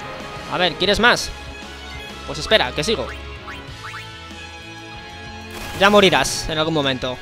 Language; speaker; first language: Spanish; native; Spanish